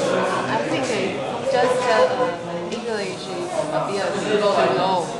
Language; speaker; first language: English; non-native, learner; Chinese